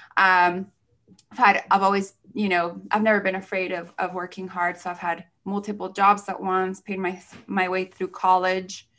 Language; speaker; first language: English; early bilingual, other home language; Spanish